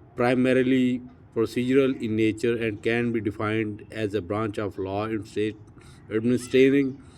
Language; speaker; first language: English; non-native, local second language; Urdu